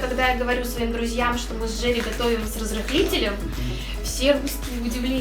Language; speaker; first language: Russian; native; Russian